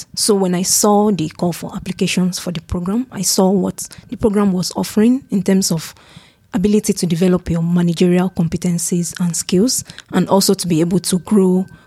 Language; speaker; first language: English; non-native, local second language; Yoruba